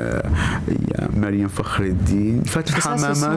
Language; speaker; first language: French; non-native, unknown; Arabic